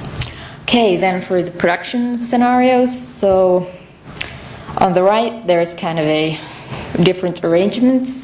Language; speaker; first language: English; non-native, fluent; Finnish